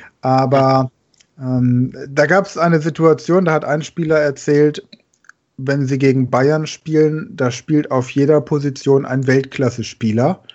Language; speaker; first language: German; native; German